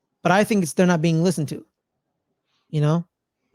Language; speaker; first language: English; native; English